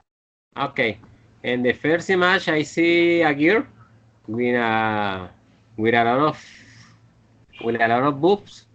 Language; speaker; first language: English; non-native, learner; Spanish